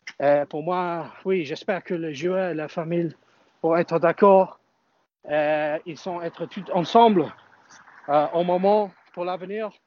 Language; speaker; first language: French; non-native, fluent; English